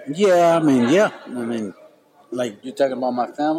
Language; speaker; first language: English; non-native, fluent; Spanish